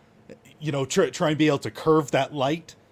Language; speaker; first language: English; native; English